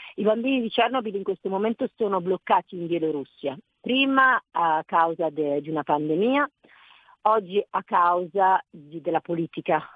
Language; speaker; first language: Italian; native; Italian